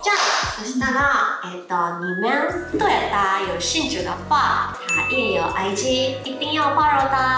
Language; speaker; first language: Chinese; non-native, learner; Japanese